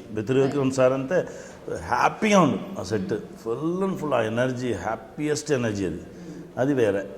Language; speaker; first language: Telugu; non-native, local second language; Tamil